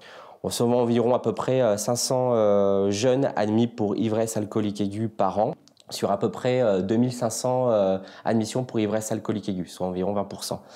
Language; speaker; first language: French; native; French